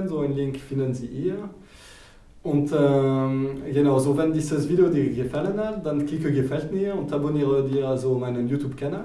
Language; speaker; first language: German; non-native, fluent; French